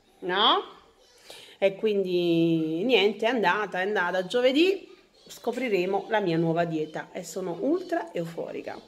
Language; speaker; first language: Italian; native; Italian